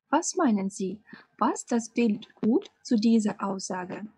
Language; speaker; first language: German; non-native, fluent; Russian